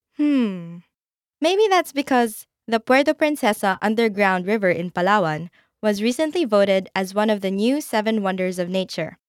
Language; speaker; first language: English; non-native, local second language; Filipino